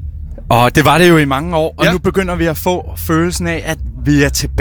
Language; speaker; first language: Danish; native; Danish